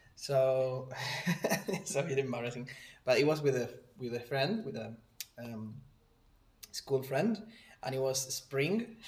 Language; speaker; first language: English; non-native, fluent; Spanish